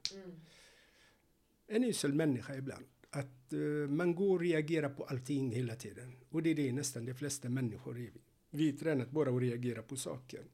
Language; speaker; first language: Swedish; non-native, fluent; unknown